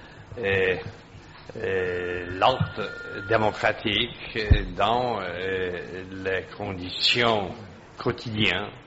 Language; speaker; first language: French; non-native, fluent; Polish